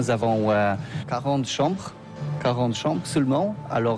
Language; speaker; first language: French; non-native, learner; Polish